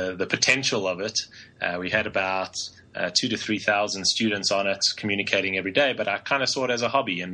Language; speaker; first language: English; native; English